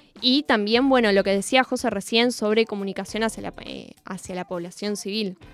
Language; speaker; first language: Spanish; native; Spanish